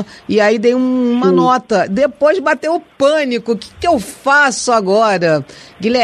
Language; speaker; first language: Portuguese; native; Portuguese